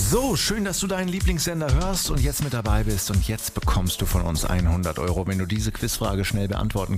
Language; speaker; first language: German; native; German